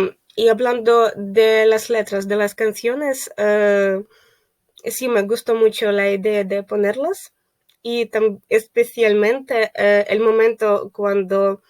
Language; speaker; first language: Spanish; non-native, fluent; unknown